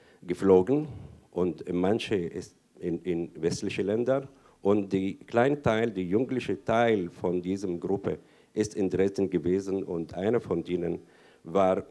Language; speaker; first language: German; non-native, fluent; Arabic